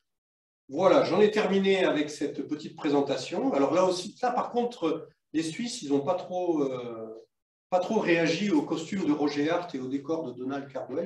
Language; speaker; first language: French; native; French